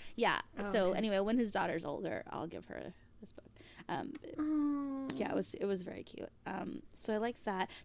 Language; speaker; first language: English; native; English